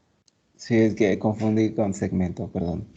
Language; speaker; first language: Spanish; native; Spanish